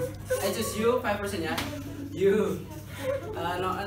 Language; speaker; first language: English; non-native, learner; Indonesian